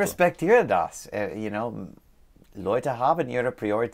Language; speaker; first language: German; non-native, learner; English